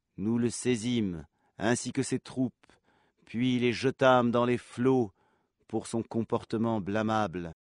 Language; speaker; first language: French; native; French